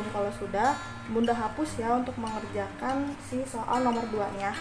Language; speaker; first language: Indonesian; native; Indonesian